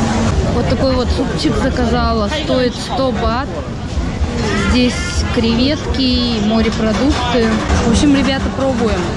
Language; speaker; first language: Russian; native; Russian